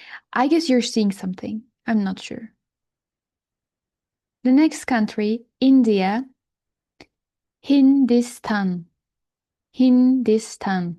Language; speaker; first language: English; non-native, fluent; Turkish